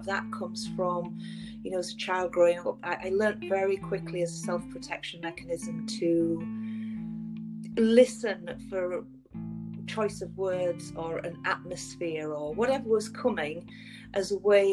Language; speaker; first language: English; native; English